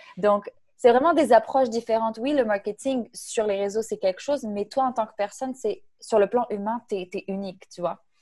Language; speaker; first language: French; non-native, local second language; Arabic